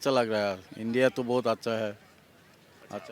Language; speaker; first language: Hindi; non-native, learner; Bangla